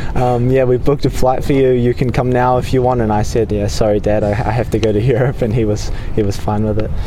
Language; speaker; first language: English; native; English